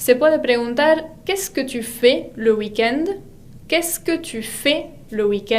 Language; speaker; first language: French; non-native, fluent; Spanish